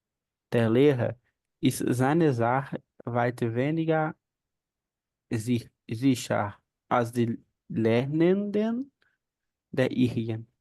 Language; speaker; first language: German; non-native, learner; Portuguese